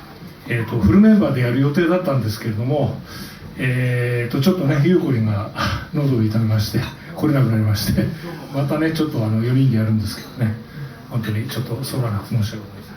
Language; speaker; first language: Japanese; native; Japanese